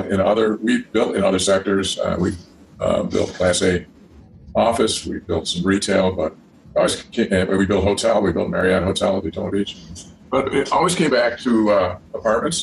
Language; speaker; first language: English; native; English